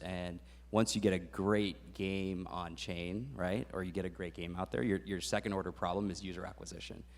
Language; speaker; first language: English; native; English